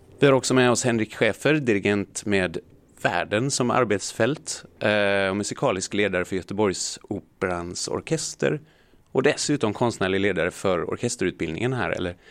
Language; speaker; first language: Swedish; native; Swedish